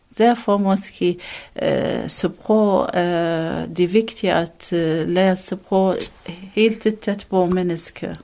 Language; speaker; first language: Danish; non-native, learner; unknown